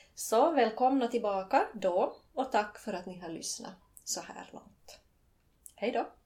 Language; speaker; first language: Swedish; native; Swedish